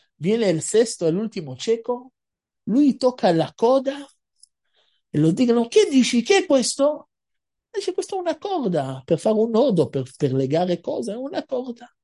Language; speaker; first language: Italian; non-native, fluent; Hebrew